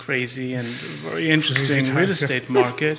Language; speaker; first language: English; non-native, fluent; German